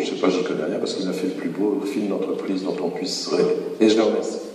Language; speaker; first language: French; native; French